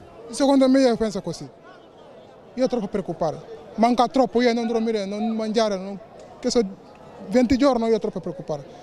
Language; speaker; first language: Italian; non-native, learner; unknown